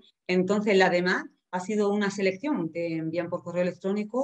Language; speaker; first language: Spanish; native; Spanish